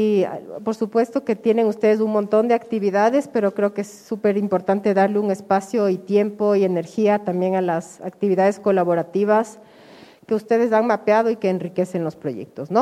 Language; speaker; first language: Spanish; native; Spanish